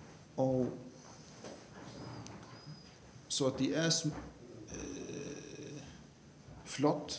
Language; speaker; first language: Danish; non-native, fluent; Arabic